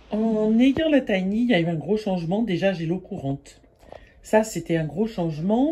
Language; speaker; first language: French; native; French